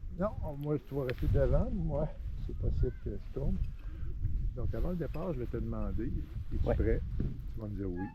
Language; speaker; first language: French; native; French